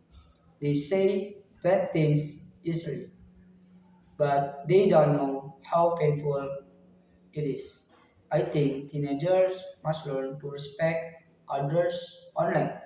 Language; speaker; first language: English; non-native, learner; Indonesian